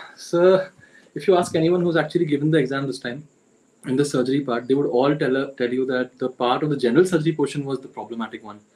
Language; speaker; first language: English; non-native, local second language; Marathi